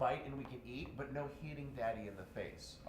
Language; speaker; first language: English; native; English